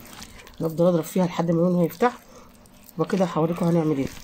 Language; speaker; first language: Arabic; native; Arabic